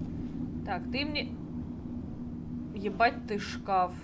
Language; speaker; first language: Russian; native; Russian